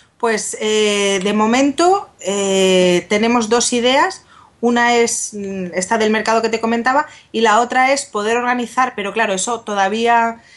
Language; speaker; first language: Spanish; native; Spanish